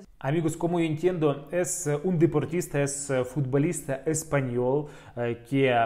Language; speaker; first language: Spanish; non-native, learner; Russian